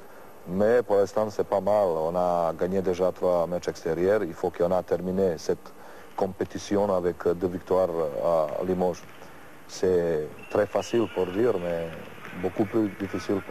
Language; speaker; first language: French; non-native, learner; Serbian